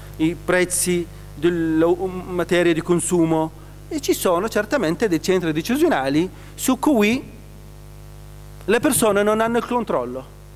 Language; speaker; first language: Italian; non-native, fluent; Arabic